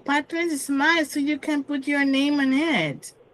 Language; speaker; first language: English; non-native, learner; Spanish